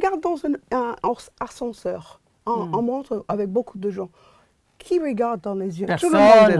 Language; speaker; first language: French; non-native, fluent; English